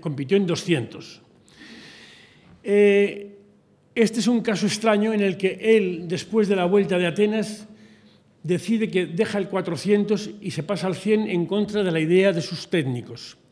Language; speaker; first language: Spanish; native; Spanish